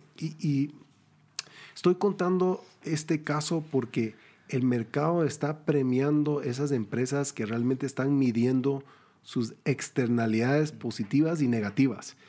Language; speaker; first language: Spanish; early bilingual, heritage; Spanish